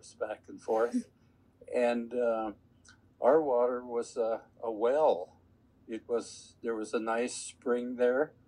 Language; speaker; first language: English; native; English